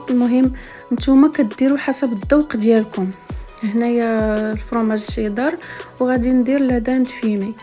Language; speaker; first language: Arabic; native; Arabic